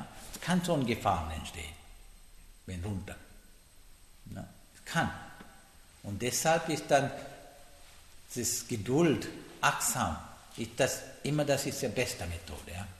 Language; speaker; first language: German; non-native, learner; Sinhala